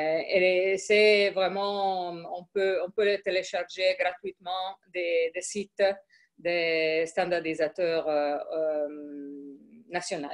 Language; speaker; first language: French; non-native, fluent; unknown